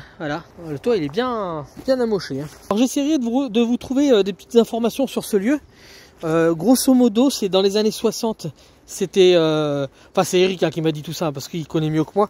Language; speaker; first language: French; native; French